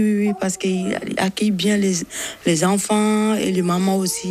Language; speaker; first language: French; non-native, learner; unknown